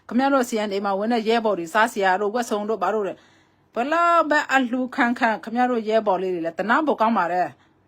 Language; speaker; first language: Burmese; non-native, local second language; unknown